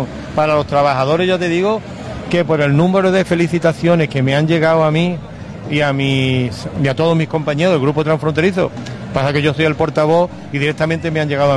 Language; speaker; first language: Spanish; native; Spanish